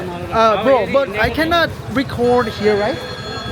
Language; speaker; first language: English; non-native, learner; Korean